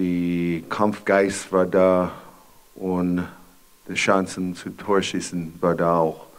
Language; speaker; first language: German; non-native, fluent; English